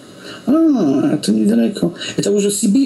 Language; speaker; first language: Russian; non-native, learner; Polish